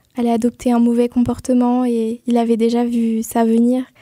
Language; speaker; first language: French; native; French